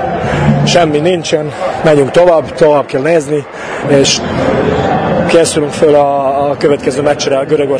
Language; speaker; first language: Hungarian; non-native, fluent; Serbian